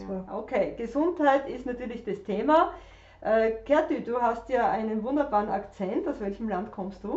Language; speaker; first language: German; native; German